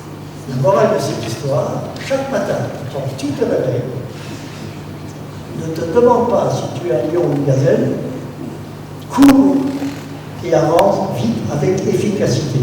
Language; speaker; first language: French; native; French